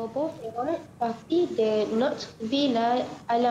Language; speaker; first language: French; non-native, learner; Malay